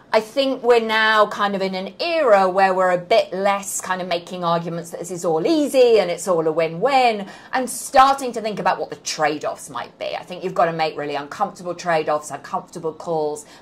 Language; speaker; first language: English; native; English